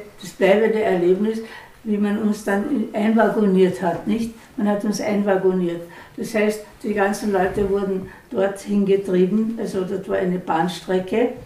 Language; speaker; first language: German; non-native, local second language; Slovenian